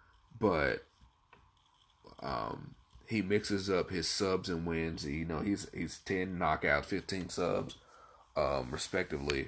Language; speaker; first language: English; native; English